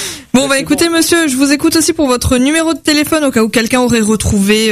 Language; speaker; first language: French; native; French